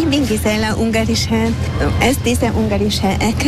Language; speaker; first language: German; non-native, learner; Hungarian